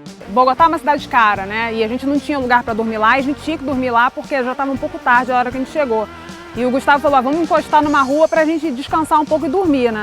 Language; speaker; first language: Portuguese; native; Portuguese